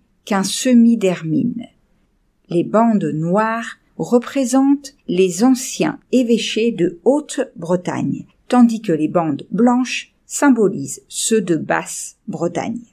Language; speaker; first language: French; native; French